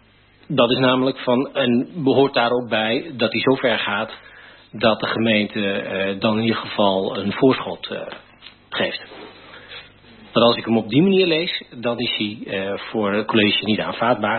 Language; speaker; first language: Dutch; native; Dutch